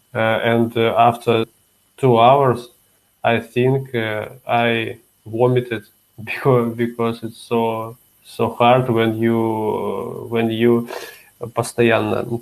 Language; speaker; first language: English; non-native, learner; Russian